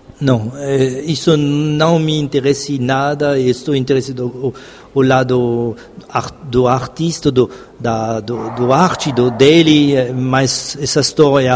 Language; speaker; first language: Portuguese; non-native, fluent; French